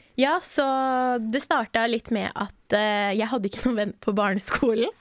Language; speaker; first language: Norwegian; early bilingual, other home language; Persian